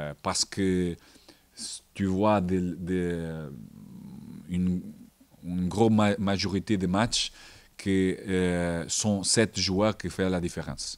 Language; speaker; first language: French; non-native, fluent; Portuguese